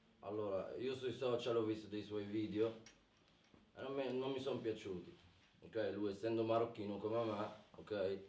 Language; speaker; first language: Italian; early bilingual, other home language; Arabic